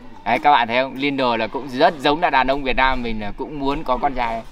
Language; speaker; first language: Vietnamese; native; Vietnamese